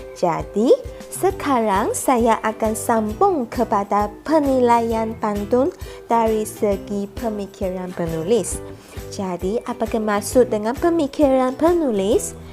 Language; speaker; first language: Malay; non-native, local second language; Iban